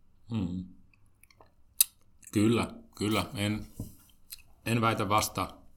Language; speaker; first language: Finnish; native; Finnish